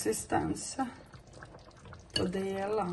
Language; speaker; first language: Swedish; non-native, learner; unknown